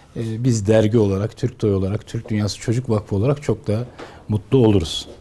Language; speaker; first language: Turkish; native; Turkish